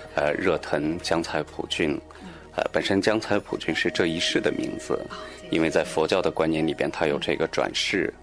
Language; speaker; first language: Chinese; non-native, local second language; Tibetan